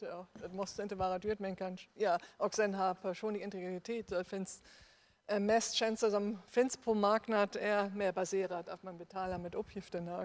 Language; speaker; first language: Swedish; non-native, fluent; German